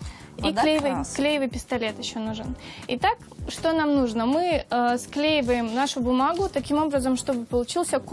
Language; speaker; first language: Russian; native; Russian